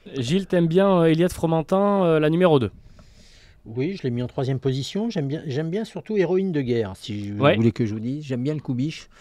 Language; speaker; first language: French; native; French